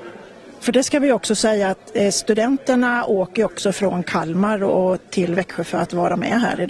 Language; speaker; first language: Swedish; native; Swedish